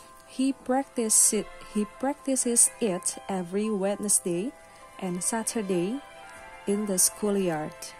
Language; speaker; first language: English; non-native, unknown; Indonesian